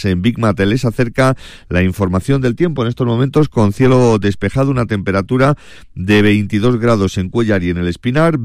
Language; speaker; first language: Spanish; native; Spanish